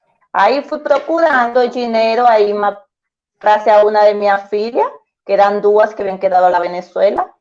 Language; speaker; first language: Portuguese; non-native, learner; Spanish